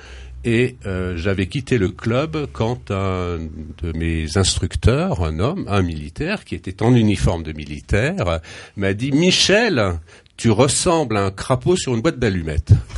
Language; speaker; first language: French; native; French